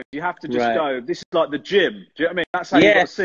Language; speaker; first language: English; native; English